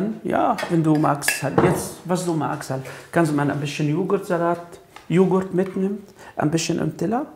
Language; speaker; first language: German; non-native, fluent; Arabic